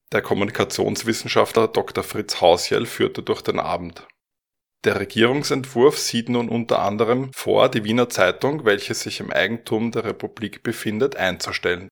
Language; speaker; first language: German; native; German